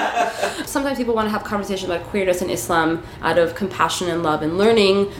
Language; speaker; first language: English; early bilingual, other home language; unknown